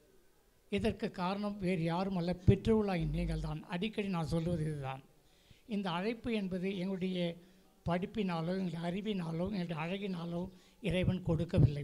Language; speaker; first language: Tamil; native; Tamil